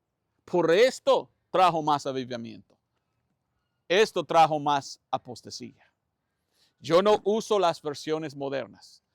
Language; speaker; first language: Spanish; non-native, fluent; English